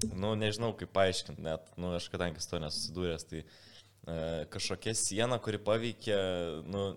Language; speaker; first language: Lithuanian; native; Lithuanian